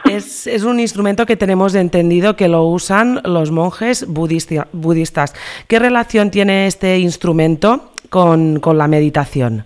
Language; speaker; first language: Spanish; non-native, local second language; Catalan